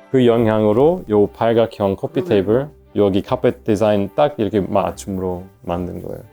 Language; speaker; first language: Korean; non-native, fluent; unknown